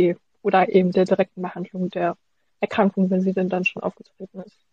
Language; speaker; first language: German; native; German